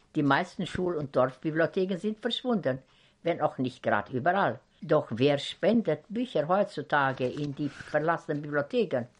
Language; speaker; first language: German; native; German